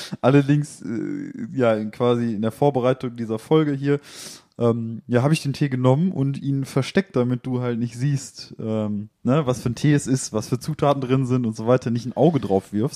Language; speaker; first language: German; native; German